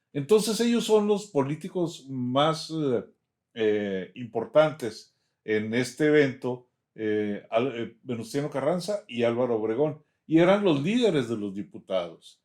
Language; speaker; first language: Spanish; native; Spanish